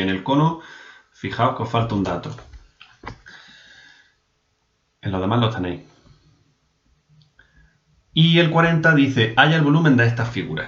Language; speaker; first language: Spanish; native; Spanish